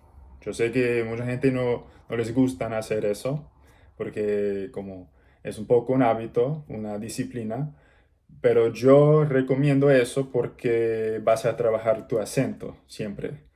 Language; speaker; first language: Spanish; non-native, learner; English